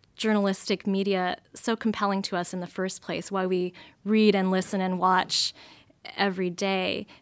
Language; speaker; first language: English; native; English